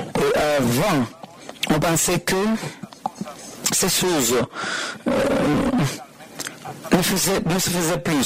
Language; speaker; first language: French; non-native, fluent; Spanish